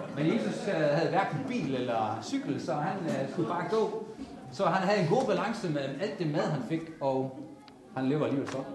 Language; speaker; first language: Danish; native; Danish